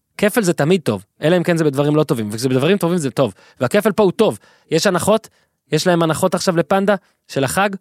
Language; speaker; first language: Hebrew; native; Hebrew